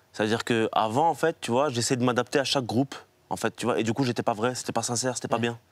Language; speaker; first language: French; native; French